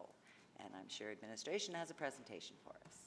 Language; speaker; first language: English; native; English